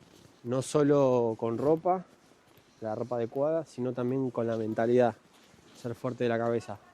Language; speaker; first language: Spanish; native; Spanish